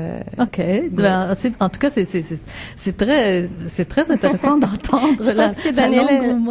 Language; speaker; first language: French; native; French